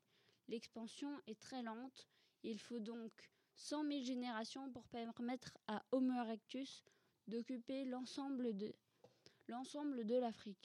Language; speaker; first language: French; native; French